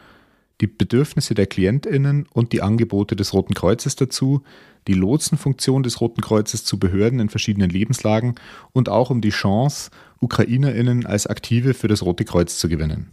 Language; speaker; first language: German; native; German